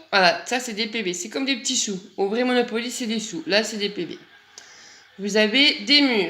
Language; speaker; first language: French; native; French